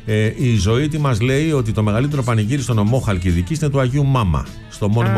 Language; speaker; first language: Greek; native; Greek